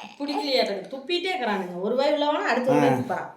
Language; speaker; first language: Tamil; native; Tamil